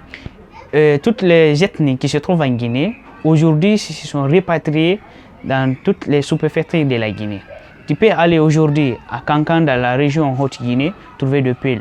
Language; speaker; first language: French; non-native, local second language; Fula